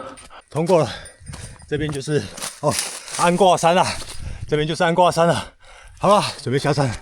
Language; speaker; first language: Chinese; native; Chinese